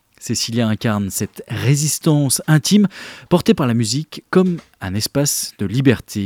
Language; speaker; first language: French; native; French